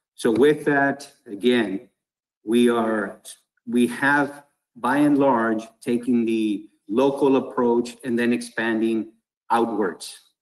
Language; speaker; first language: English; early bilingual, other home language; Spanish